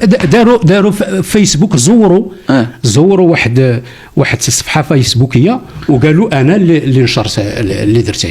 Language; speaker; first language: Arabic; native; Arabic